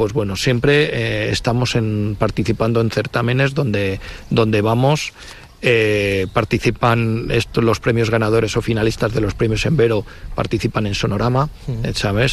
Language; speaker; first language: Spanish; native; Spanish